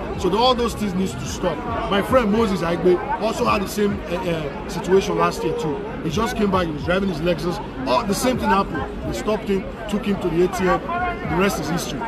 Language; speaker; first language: English; non-native, local second language; Bini